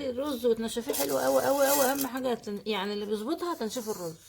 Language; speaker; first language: Arabic; native; Arabic